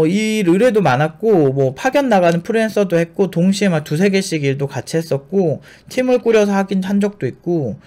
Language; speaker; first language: Korean; native; Korean